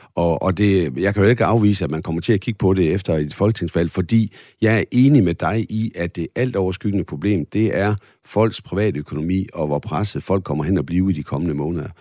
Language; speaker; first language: Danish; native; Danish